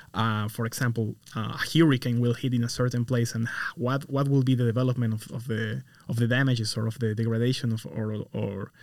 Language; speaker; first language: English; non-native, fluent; Spanish